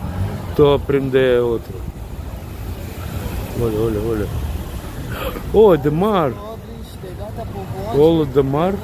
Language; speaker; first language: Portuguese; non-native, learner; English